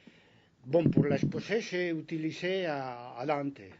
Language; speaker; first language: French; non-native, fluent; Spanish